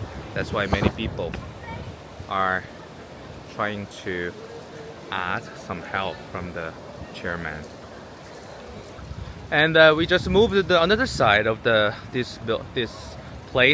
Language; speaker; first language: English; non-native, learner; Korean